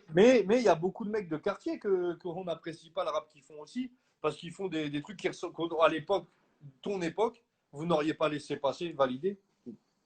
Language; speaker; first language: French; native; French